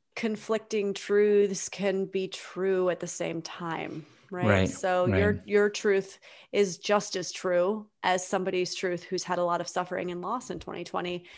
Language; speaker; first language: English; native; English